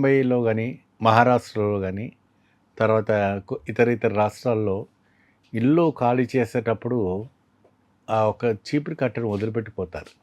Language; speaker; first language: Telugu; non-native, fluent; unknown